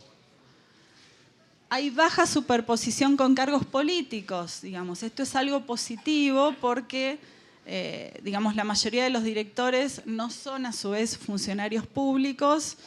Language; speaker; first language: Spanish; native; Spanish